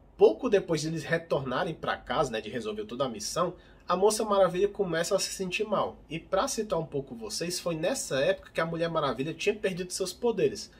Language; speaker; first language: Portuguese; native; Portuguese